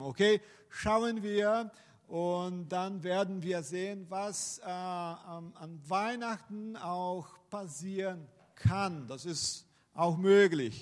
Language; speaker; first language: German; non-native, fluent; Portuguese